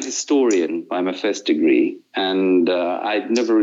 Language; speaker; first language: English; non-native, fluent; Russian